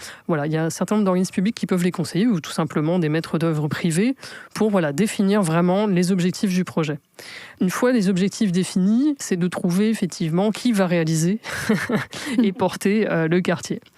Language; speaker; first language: French; native; French